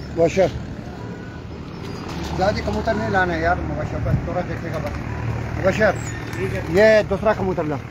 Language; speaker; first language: Hindi; non-native, local second language; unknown